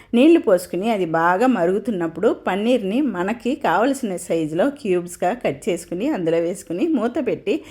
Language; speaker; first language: Telugu; non-native, local second language; Tamil